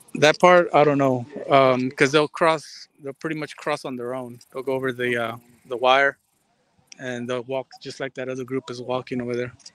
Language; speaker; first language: English; early bilingual, other home language; Spanish